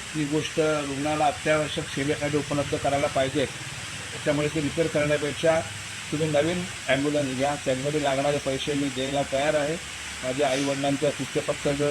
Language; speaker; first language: Marathi; native; Marathi